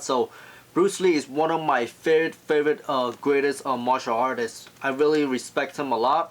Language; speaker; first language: English; non-native, fluent; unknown